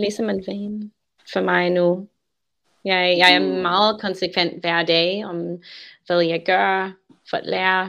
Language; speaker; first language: Danish; non-native, learner; English